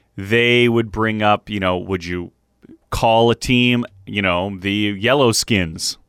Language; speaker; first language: English; native; English